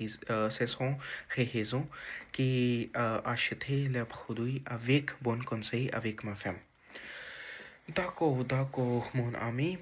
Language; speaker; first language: French; non-native, learner; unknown